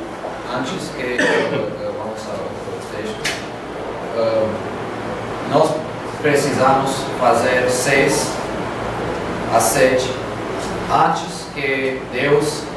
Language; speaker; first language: Portuguese; non-native, learner; Spanish